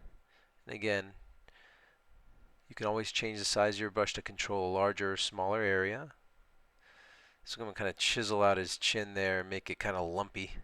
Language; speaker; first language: English; native; English